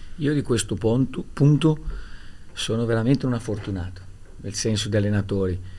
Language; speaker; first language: Italian; non-native, fluent; Portuguese